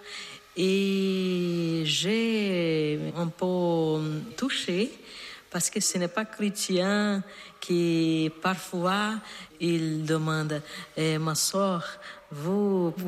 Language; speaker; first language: French; non-native, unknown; Portuguese